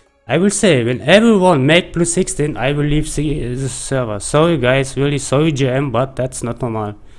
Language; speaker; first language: English; non-native, learner; German